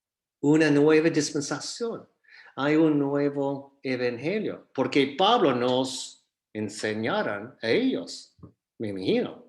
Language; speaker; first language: Spanish; non-native, fluent; English